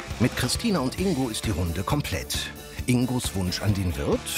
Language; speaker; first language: German; native; German